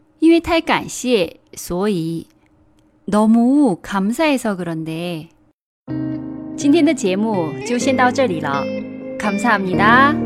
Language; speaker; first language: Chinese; non-native, fluent; Korean